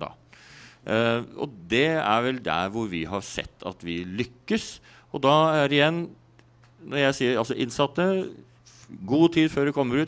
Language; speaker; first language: Norwegian; native; Norwegian